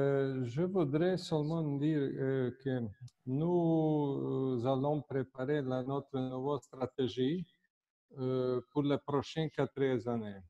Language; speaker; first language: French; non-native, fluent; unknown